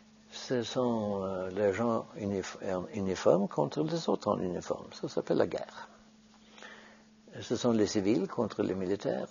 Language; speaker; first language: French; non-native, fluent; Norwegian